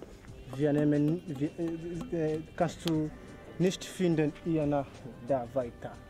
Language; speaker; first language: German; non-native, learner; Swahili